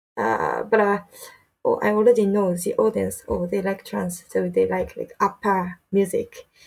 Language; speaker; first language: English; non-native, learner; Japanese